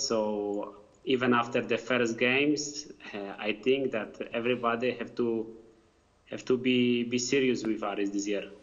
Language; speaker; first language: English; non-native, fluent; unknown